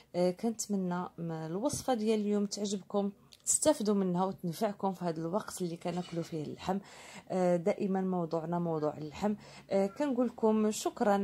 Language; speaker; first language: Arabic; native; Arabic